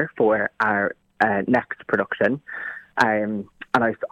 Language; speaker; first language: English; native; English